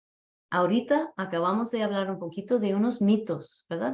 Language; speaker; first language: Spanish; non-native, fluent; English